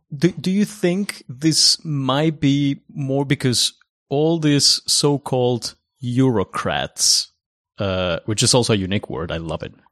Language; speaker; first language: English; non-native, fluent; Spanish